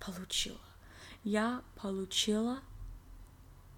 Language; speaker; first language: Russian; non-native, learner; English